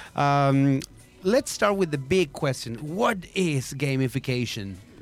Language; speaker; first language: English; non-native, fluent; Spanish